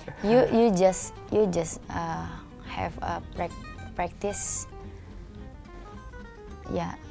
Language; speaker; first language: English; non-native, learner; Indonesian